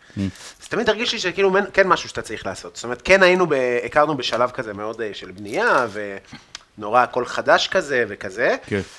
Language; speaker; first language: Hebrew; native; Hebrew